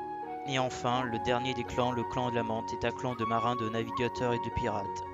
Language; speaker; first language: French; native; French